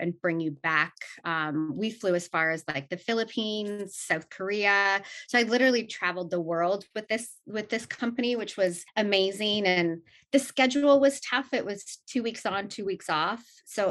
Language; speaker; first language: English; native; English